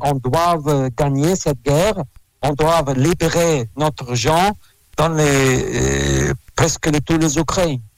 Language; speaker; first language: French; non-native, learner; Russian